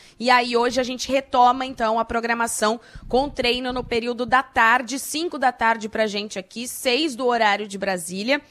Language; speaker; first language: Portuguese; native; Portuguese